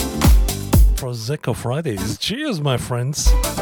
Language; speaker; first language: English; non-native, fluent; Swiss German